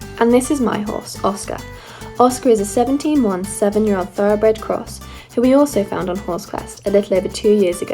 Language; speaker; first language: English; native; English